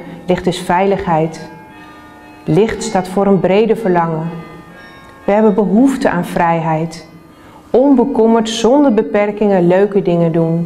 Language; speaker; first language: Dutch; native; Dutch